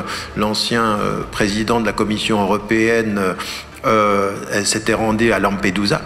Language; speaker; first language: French; early bilingual, other home language; Arabic